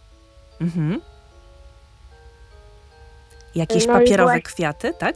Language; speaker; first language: Polish; native; Polish